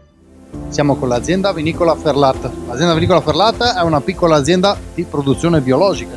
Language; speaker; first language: Italian; native; Italian